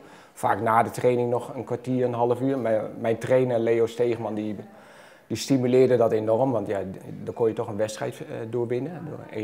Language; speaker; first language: Dutch; native; Dutch